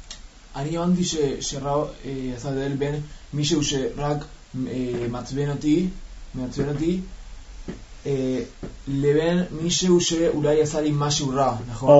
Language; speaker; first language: Hebrew; non-native, learner; Spanish